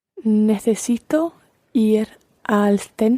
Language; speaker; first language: Spanish; non-native, learner; English